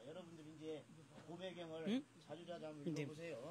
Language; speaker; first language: Korean; native; Korean